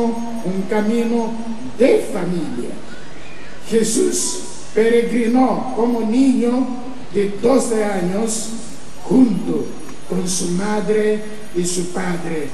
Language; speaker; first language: Spanish; non-native, fluent; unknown